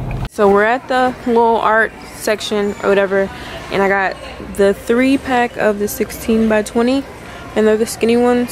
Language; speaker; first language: English; native; English